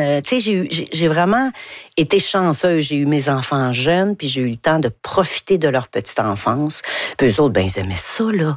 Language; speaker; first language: French; native; French